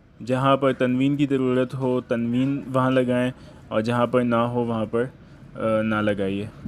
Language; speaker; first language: Urdu; native; Urdu